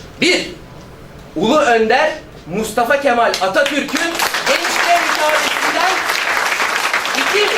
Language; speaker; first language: Turkish; native; Turkish